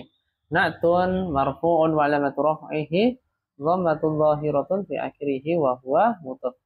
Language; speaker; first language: Arabic; non-native, fluent; Indonesian